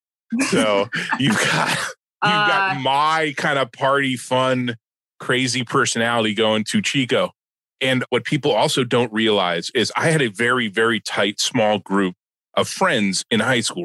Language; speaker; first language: English; native; English